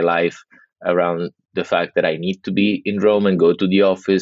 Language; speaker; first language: English; non-native, fluent; Italian